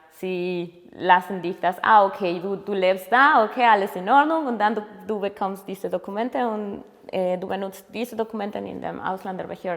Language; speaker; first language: German; non-native, learner; Spanish